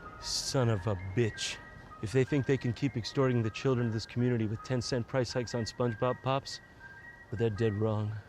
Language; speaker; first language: English; native; English